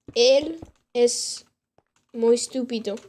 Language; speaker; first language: Spanish; non-native, learner; English